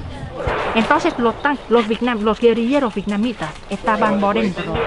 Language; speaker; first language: Spanish; non-native, fluent; Vietnamese